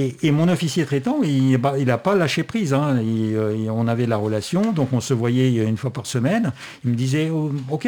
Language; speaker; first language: French; non-native, fluent; Russian